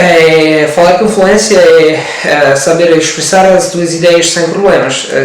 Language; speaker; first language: Portuguese; non-native, learner; Italian